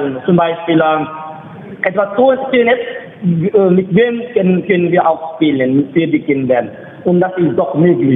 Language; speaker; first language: German; non-native, learner; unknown